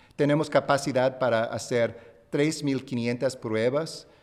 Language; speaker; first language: Spanish; non-native, fluent; English